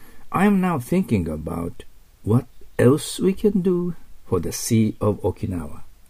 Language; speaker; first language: English; non-native, fluent; Japanese